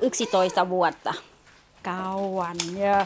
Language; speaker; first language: Finnish; non-native, learner; Thai